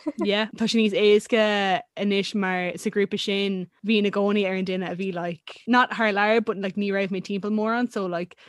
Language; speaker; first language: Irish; non-native, local second language; English